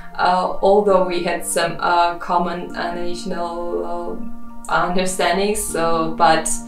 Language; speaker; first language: English; non-native, fluent; Georgian